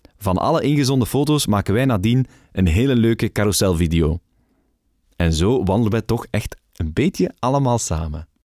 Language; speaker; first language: Dutch; native; Dutch